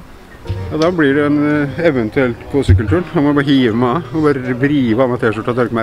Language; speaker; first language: Norwegian; native; Norwegian